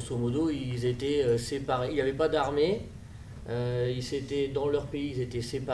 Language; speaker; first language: French; native; French